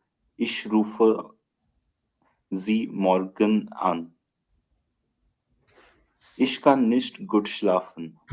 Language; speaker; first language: German; non-native, learner; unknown